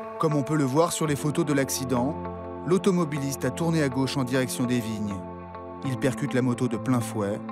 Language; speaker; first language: French; native; French